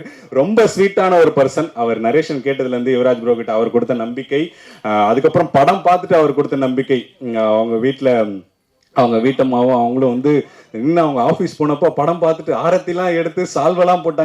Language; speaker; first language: Tamil; native; Tamil